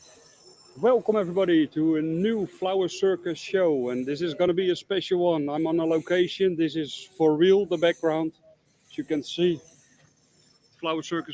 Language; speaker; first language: English; non-native, fluent; Dutch